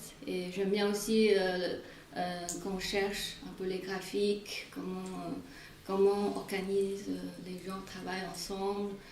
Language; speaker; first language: French; non-native, fluent; Chinese